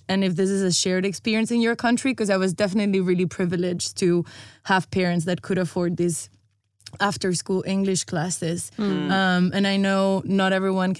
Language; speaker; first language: English; non-native, fluent; Spanish